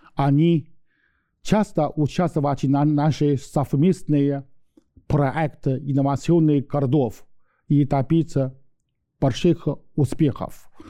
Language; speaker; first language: Russian; non-native, learner; Chinese